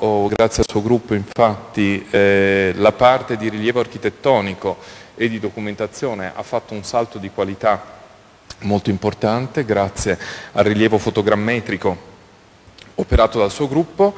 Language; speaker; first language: Italian; native; Italian